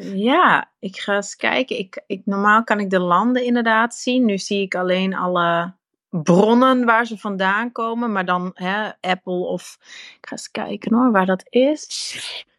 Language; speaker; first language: Dutch; native; Dutch